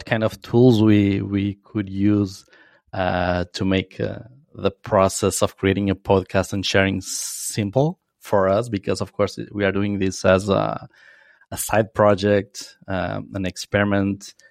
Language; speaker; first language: English; non-native, fluent; Portuguese